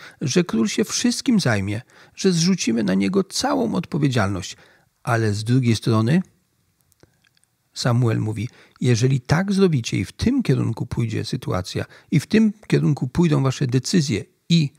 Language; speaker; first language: Polish; native; Polish